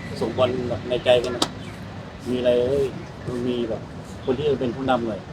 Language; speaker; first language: Thai; native; Thai